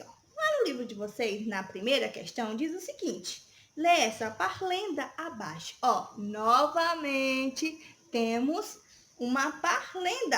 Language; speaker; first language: Portuguese; native; Portuguese